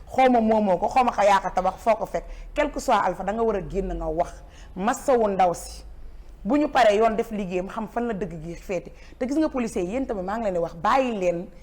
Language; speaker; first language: Wolof; native; Wolof